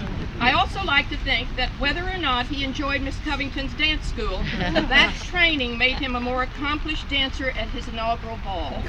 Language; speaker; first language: English; native; English